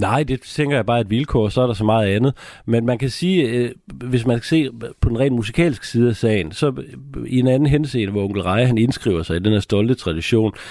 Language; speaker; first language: Danish; native; Danish